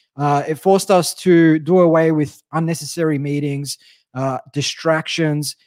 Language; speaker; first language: English; native; English